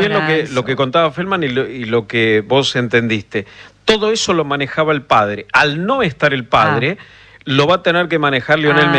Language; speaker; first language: Spanish; native; Spanish